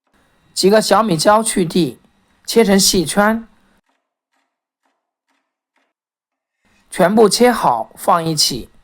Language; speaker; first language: Chinese; native; Chinese